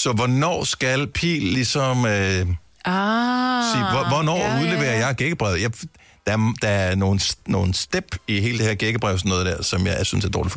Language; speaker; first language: Danish; native; Danish